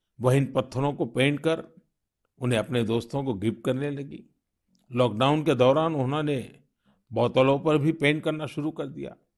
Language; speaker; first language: Hindi; non-native, local second language; Gujarati